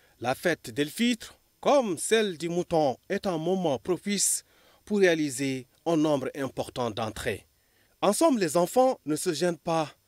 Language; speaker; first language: French; non-native, local second language; Fula